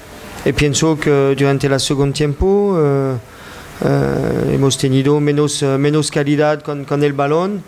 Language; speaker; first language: Spanish; non-native, learner; French